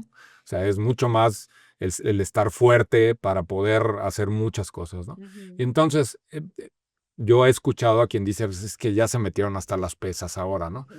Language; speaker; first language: Spanish; native; Spanish